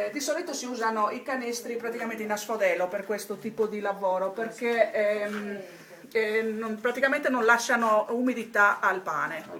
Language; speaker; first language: Italian; native; Italian